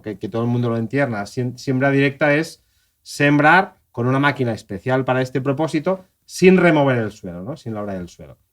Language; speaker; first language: Spanish; native; Spanish